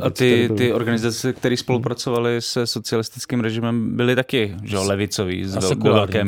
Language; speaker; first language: Czech; native; Czech